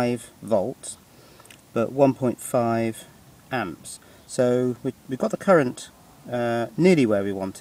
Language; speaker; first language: English; native; English